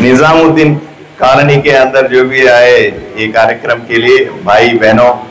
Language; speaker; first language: Hindi; non-native, local second language; Telugu